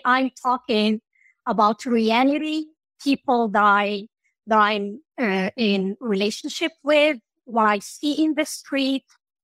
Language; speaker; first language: English; non-native, fluent; Arabic